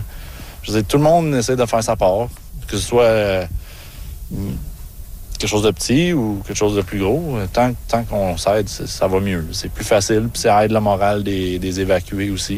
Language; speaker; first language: French; native; French